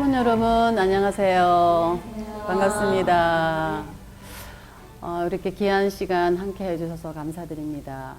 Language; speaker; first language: Korean; native; Korean